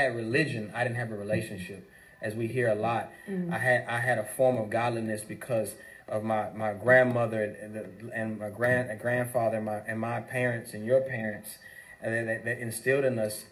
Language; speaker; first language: English; native; English